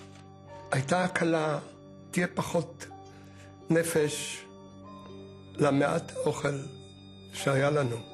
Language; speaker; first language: Hebrew; early bilingual, other home language; Polish